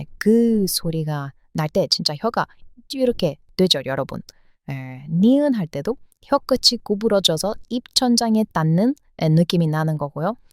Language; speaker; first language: Korean; non-native, fluent; English